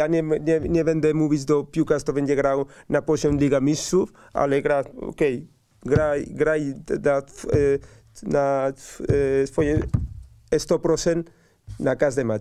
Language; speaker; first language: Polish; non-native, learner; Spanish